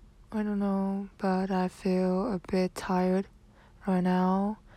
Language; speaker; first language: English; non-native, learner; Chinese